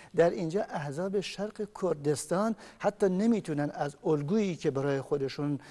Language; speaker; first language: Persian; non-native, local second language; Kurdish